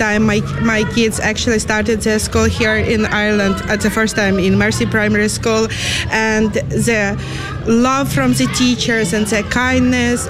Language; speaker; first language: English; non-native, learner; Ukrainian